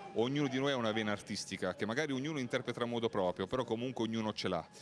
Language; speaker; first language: Italian; native; Italian